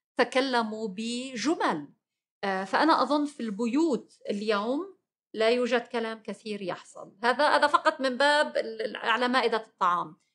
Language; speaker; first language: Arabic; native; Arabic